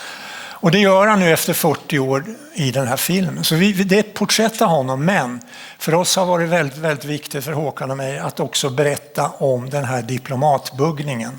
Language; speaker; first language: Swedish; native; Swedish